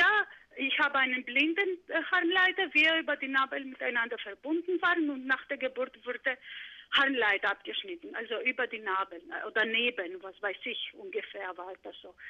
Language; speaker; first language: German; non-native, fluent; Greek